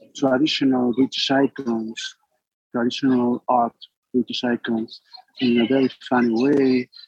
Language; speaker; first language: English; non-native, learner; Spanish